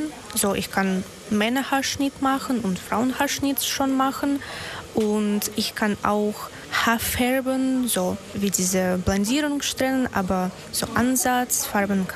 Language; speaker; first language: German; non-native, learner; Russian